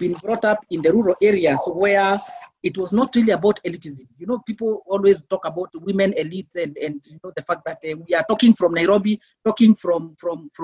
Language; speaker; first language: English; non-native, local second language; Meru